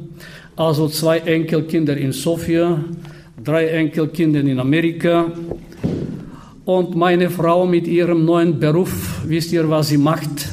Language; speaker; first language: German; non-native, fluent; Bulgarian